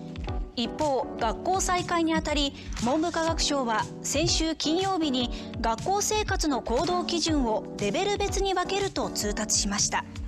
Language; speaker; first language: Japanese; native; Japanese